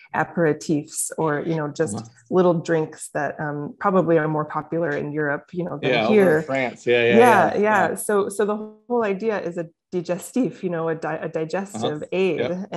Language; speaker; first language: English; native; English